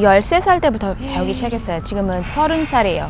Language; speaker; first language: Korean; non-native, fluent; Thai